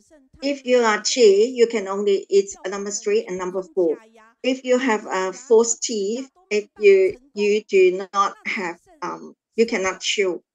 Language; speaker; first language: English; non-native, learner; Chinese